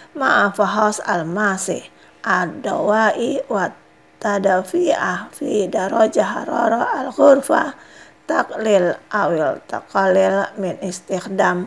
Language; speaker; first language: Arabic; non-native, learner; Indonesian